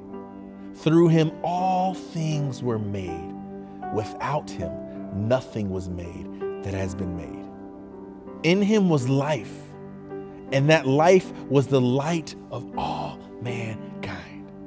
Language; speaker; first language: English; native; English